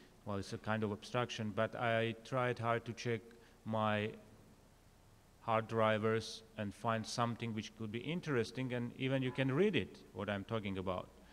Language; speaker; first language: English; non-native, fluent; Armenian